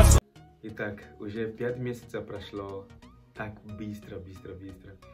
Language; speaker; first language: Russian; non-native, learner; Portuguese